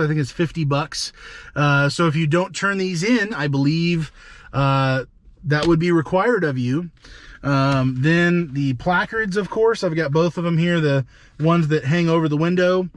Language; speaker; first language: English; native; English